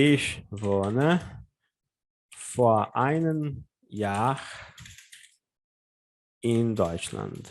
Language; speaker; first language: German; non-native, fluent; Portuguese